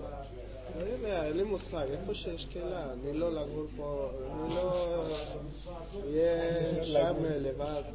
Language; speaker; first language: Hebrew; non-native, learner; Spanish